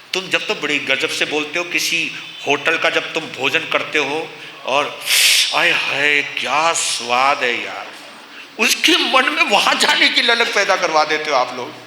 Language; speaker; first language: Hindi; native; Hindi